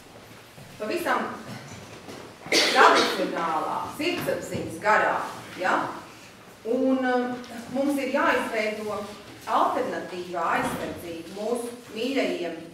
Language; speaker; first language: Latvian; native; Latvian